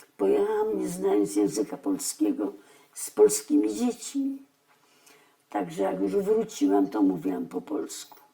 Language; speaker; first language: Polish; early bilingual, other home language; Russian